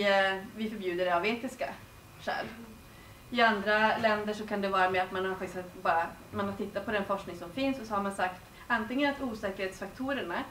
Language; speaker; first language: Swedish; native; Swedish